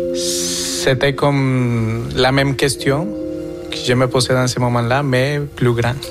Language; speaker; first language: French; non-native, fluent; Spanish